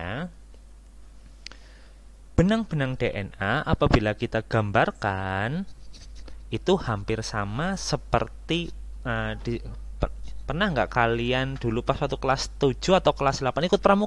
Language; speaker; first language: Indonesian; native; Indonesian